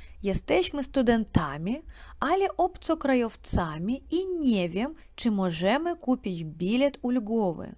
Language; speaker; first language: Polish; non-native, learner; Russian